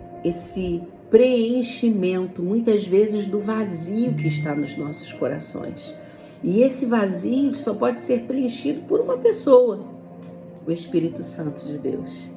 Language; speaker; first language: Portuguese; native; Portuguese